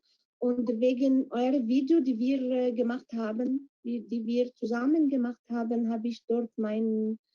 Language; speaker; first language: German; non-native, fluent; Arabic